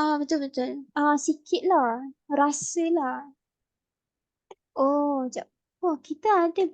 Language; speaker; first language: Malay; native; Malay